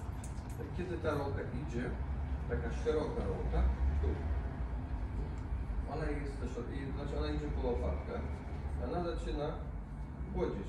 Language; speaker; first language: Polish; non-native, fluent; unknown